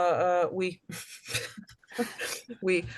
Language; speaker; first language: French; non-native, learner; Portuguese